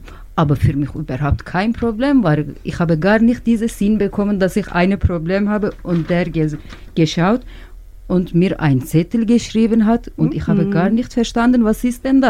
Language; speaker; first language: German; non-native, learner; Turkish